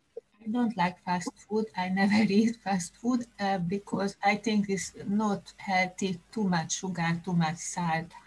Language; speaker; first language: English; non-native, learner; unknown